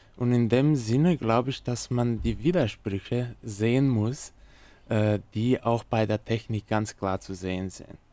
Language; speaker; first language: German; non-native, fluent; Portuguese